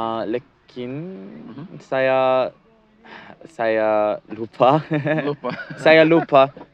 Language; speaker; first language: Indonesian; non-native, learner; English